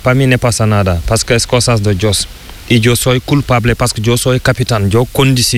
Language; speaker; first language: Spanish; non-native, learner; Fula